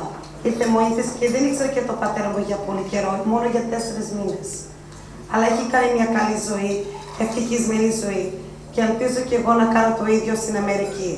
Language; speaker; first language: Greek; early bilingual, heritage; Greek